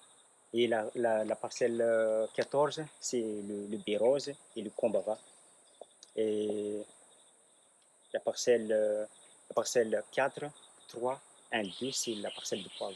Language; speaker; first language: French; non-native, local second language; Malagasy